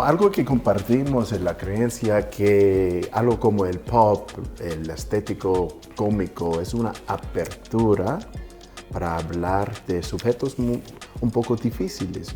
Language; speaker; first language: Spanish; early bilingual, heritage; Spanish